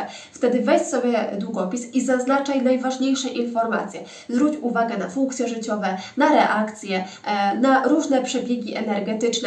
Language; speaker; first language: Polish; native; Polish